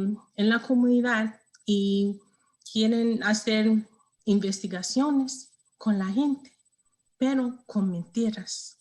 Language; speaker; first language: Spanish; non-native, learner; English